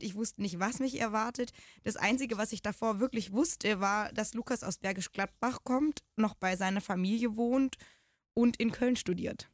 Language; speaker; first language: German; native; German